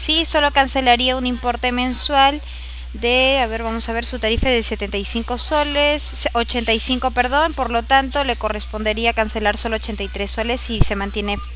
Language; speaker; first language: Spanish; native; Spanish